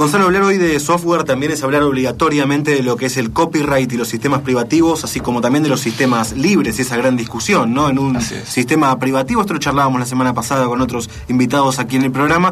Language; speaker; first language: Spanish; native; Spanish